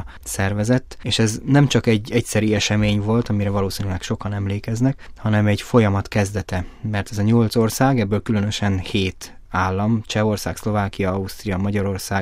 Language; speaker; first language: Hungarian; native; Hungarian